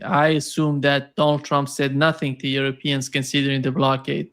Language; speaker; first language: English; non-native, fluent; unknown